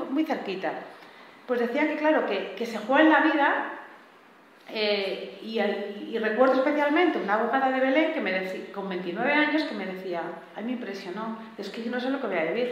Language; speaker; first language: Spanish; native; Spanish